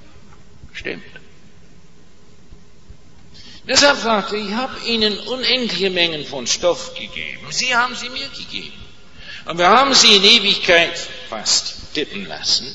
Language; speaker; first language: German; non-native, fluent; English